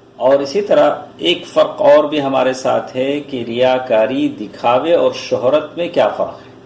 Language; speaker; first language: Urdu; native; Urdu